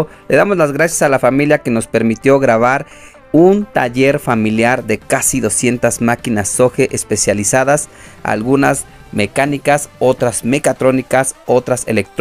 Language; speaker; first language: Spanish; native; Spanish